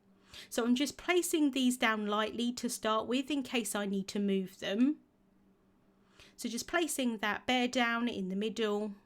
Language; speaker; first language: English; native; English